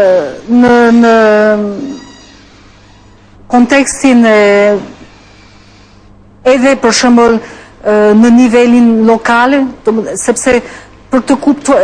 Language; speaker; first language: Albanian; non-native, fluent; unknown